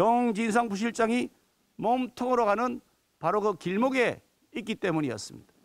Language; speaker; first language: Korean; native; Korean